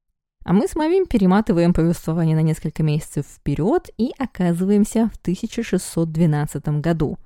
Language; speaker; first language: Russian; native; Russian